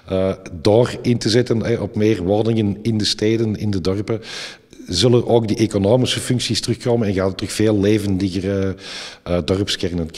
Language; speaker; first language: Dutch; native; Dutch